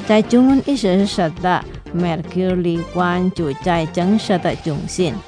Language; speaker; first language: Chinese; non-native, fluent; Indonesian